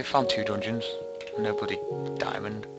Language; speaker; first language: English; native; English